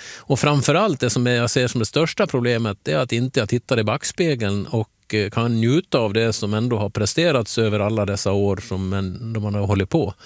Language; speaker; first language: Swedish; native; Swedish